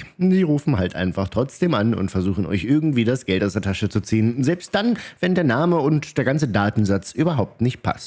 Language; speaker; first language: German; native; German